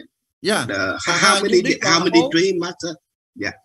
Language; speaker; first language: English; non-native, learner; Vietnamese